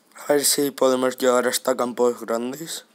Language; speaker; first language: Spanish; native; Spanish